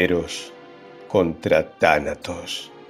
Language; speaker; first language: Spanish; native; Spanish